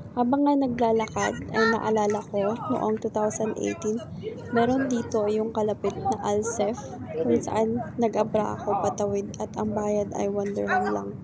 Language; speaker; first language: Filipino; native; Filipino